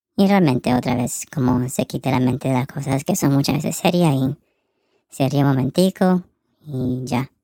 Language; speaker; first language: Spanish; early bilingual, heritage; Spanish